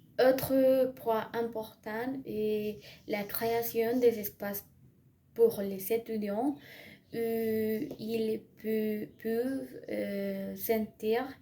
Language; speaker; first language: French; non-native, learner; Spanish